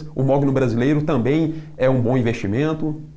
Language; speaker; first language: Portuguese; native; Portuguese